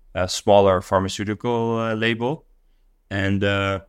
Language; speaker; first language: English; non-native, local second language; Dutch